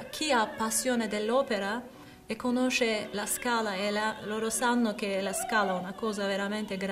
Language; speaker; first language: Italian; non-native, fluent; Turkish